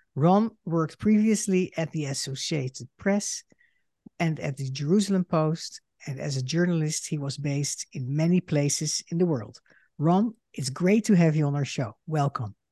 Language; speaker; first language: English; non-native, fluent; Dutch